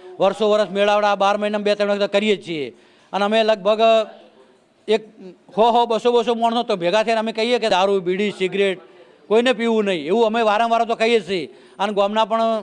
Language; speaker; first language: Gujarati; native; Gujarati